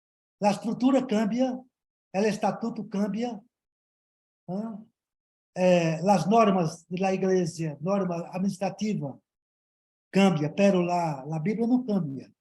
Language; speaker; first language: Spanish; non-native, learner; Portuguese